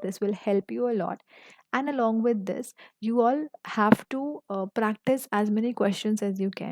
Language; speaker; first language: English; non-native, local second language; Hindi